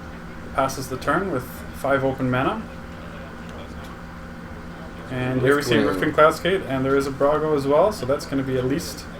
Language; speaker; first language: English; native; English